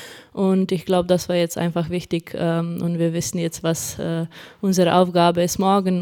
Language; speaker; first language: German; non-native, fluent; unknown